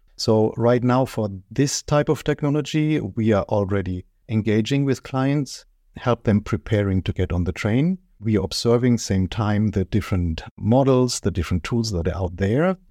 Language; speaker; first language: English; non-native, fluent; German